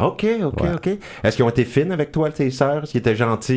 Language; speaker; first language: French; native; French